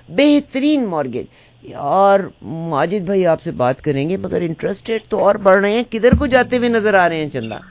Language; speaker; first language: Urdu; native; Urdu